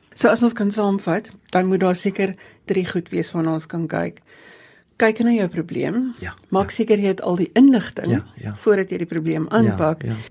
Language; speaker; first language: Afrikaans; native; Afrikaans